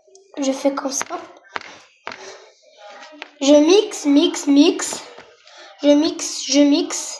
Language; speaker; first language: French; non-native, local second language; Arabic